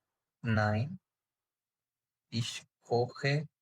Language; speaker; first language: German; non-native, fluent; Urdu